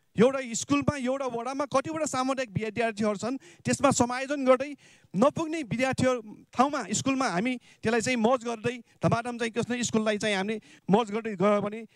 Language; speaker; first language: Nepali; non-native, local second language; Newari